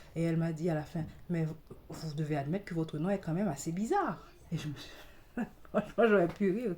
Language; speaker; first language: French; non-native, local second language; Haitian Creole